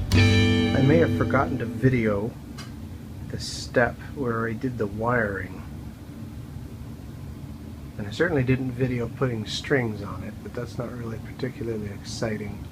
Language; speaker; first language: English; native; English